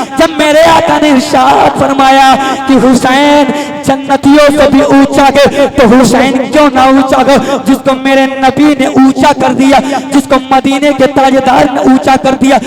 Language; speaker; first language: Hindi; native; Hindi